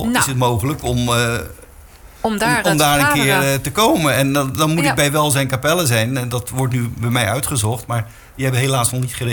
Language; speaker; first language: Dutch; native; Dutch